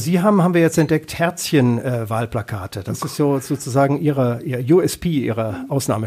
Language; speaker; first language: German; native; German